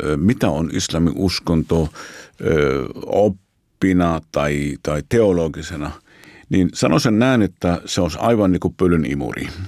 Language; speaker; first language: Finnish; non-native, fluent; Arabic